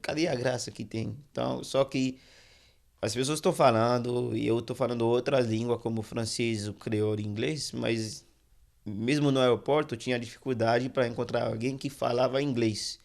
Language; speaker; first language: Portuguese; non-native, fluent; Haitian Creole